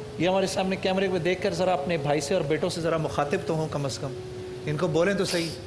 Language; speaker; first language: Urdu; native; Urdu